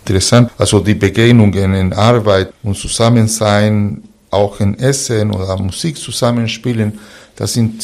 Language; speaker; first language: German; non-native, fluent; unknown